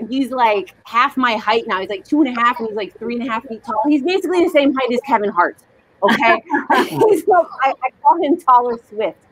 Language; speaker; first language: English; native; English